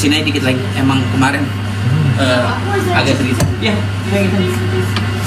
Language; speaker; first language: Indonesian; native; Indonesian